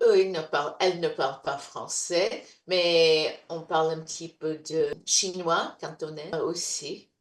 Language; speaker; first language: French; non-native, fluent; English